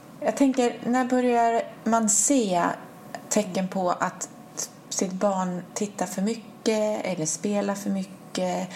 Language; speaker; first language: Swedish; native; Swedish